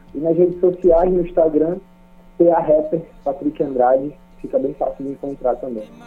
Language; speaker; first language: Portuguese; native; Portuguese